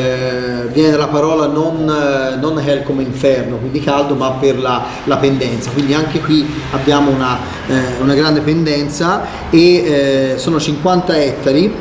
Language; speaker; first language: Italian; native; Italian